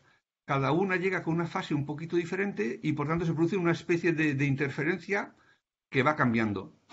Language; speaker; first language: Spanish; native; Spanish